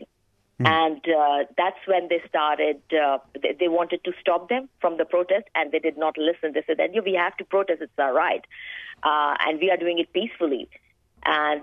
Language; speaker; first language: English; non-native, local second language; Hindi